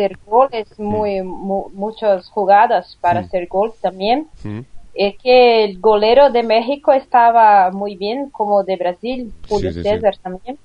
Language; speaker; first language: Spanish; non-native, learner; Portuguese